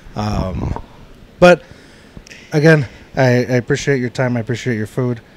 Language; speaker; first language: English; native; English